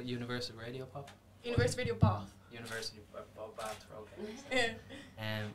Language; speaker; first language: English; native; English